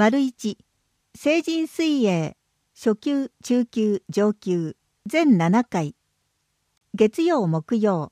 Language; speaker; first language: Japanese; native; Japanese